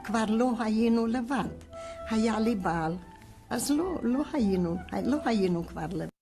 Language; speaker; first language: Hebrew; non-native, fluent; Hungarian